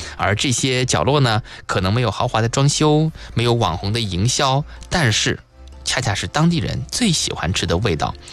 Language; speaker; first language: Chinese; native; Chinese